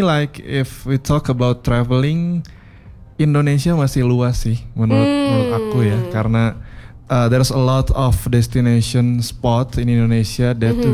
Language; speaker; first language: English; non-native, fluent; Indonesian